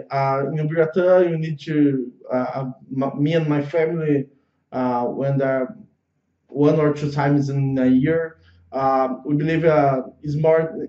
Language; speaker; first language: English; non-native, learner; Portuguese